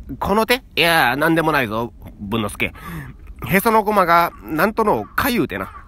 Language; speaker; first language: Japanese; native; Japanese